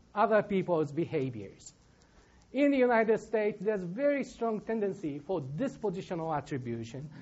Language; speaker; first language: English; non-native, fluent; Japanese